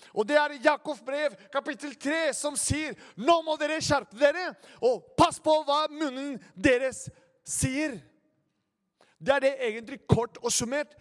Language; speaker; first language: Norwegian; non-native, fluent; Spanish